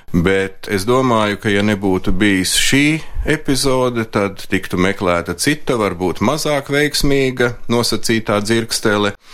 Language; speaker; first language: Latvian; native; Latvian